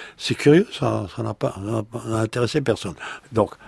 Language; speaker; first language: French; native; French